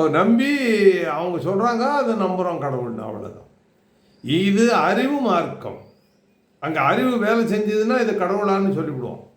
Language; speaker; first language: Tamil; native; Tamil